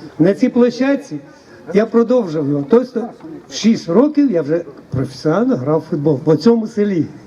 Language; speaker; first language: Ukrainian; native; Ukrainian